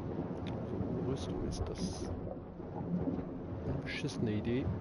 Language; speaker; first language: German; native; German